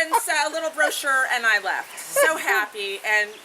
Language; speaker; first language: English; native; English